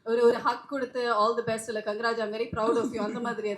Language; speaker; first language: Tamil; native; Tamil